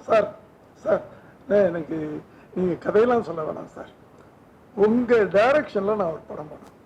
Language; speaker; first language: Tamil; native; Tamil